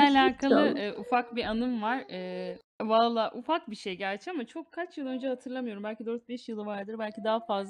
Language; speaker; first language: Turkish; native; Turkish